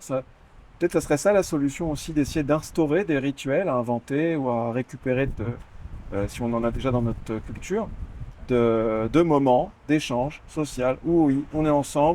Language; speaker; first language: French; native; French